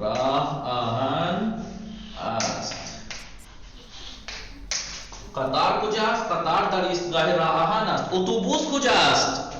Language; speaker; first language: Persian; non-native, fluent; Urdu